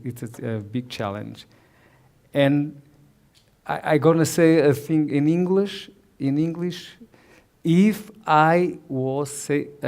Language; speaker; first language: English; non-native, learner; Portuguese